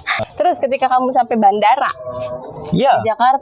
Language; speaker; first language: Indonesian; native; Indonesian